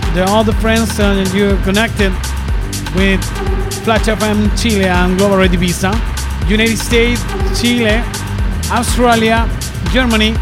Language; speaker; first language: English; non-native, learner; Spanish